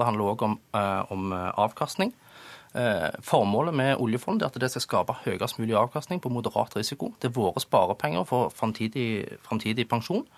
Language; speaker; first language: Norwegian; native; Norwegian